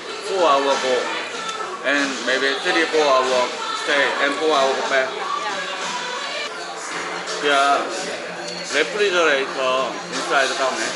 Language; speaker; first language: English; non-native, learner; Korean